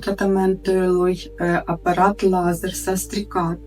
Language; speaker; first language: Romanian; non-native, learner; Ukrainian